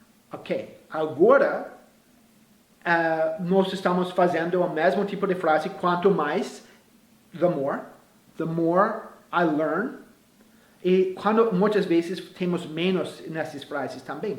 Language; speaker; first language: Portuguese; non-native, fluent; English